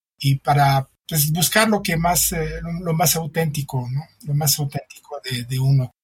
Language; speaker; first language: Spanish; non-native, fluent; French